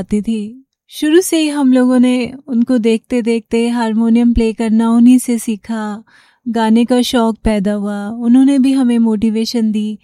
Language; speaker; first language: Hindi; native; Hindi